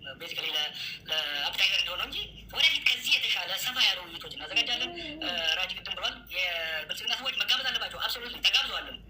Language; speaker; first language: Amharic; non-native, local second language; Oromo